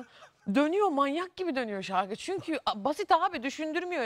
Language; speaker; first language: Turkish; native; Turkish